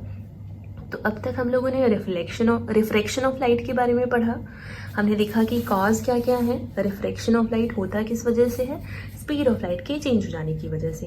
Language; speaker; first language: Hindi; native; Hindi